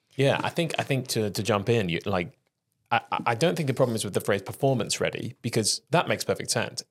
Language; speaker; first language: English; native; English